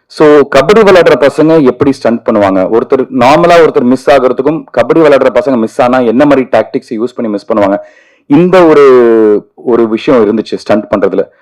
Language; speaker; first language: Tamil; native; Tamil